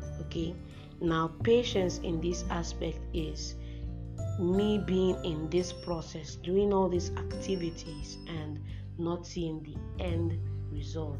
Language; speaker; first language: English; non-native, local second language; Igbo